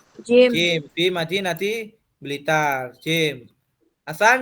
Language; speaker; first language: Arabic; non-native, fluent; Indonesian